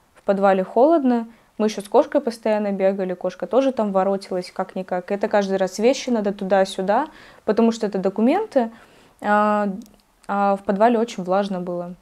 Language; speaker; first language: Russian; native; Russian